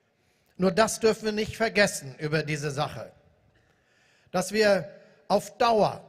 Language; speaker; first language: German; native; German